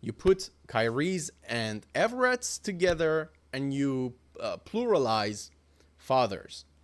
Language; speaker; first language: English; non-native, fluent; Persian